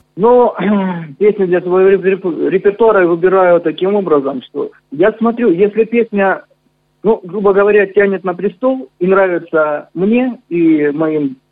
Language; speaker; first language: Russian; native; Russian